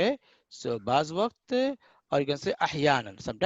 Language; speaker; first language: English; non-native, learner; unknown